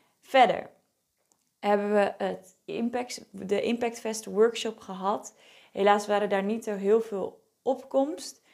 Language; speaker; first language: Dutch; native; Dutch